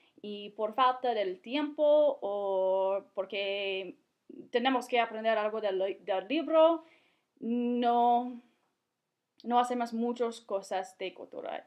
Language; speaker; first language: Spanish; non-native, fluent; English